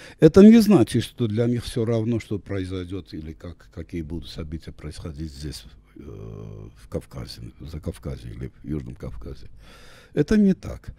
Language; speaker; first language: Russian; non-native, local second language; Armenian